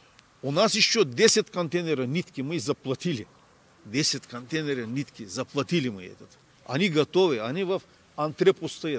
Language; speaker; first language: Russian; non-native, learner; Turkish